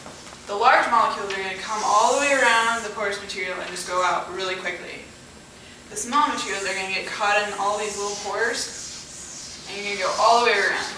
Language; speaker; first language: English; native; English